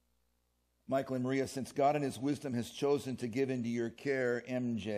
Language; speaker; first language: English; native; English